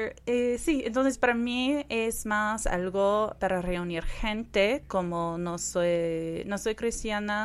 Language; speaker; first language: Spanish; non-native, fluent; English